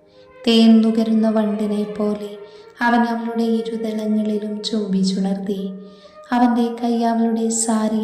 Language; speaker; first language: Malayalam; native; Malayalam